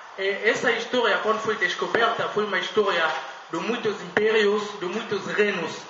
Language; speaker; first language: Portuguese; non-native, fluent; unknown